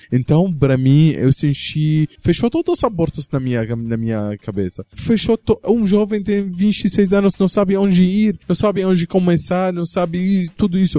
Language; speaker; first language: Portuguese; non-native, learner; Arabic